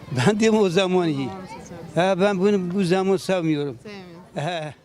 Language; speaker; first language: Turkish; non-native, local second language; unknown